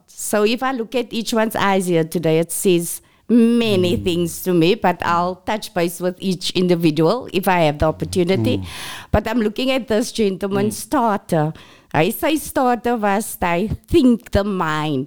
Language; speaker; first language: English; non-native, local second language; Afrikaans